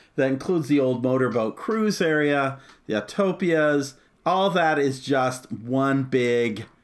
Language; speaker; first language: English; native; English